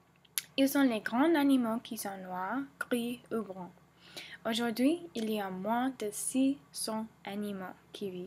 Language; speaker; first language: French; non-native, learner; English